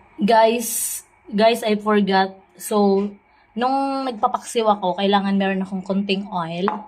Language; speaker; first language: Filipino; non-native, local second language; Cebuano